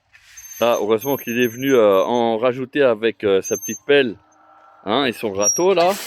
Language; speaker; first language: French; native; French